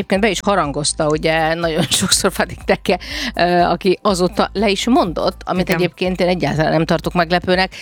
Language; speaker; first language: Hungarian; native; Hungarian